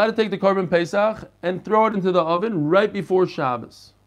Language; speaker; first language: English; non-native, fluent; Hebrew